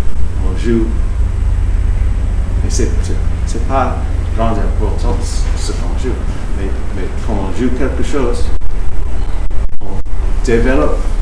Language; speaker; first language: French; non-native, fluent; English